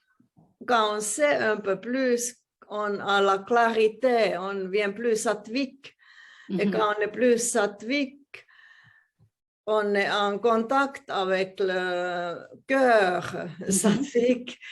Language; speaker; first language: French; non-native, fluent; Portuguese